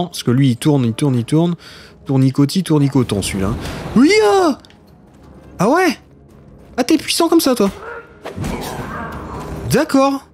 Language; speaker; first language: French; native; French